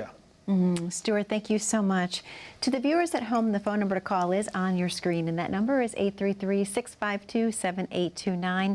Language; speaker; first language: English; native; English